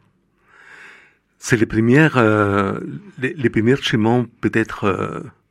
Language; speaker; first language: French; non-native, fluent; Spanish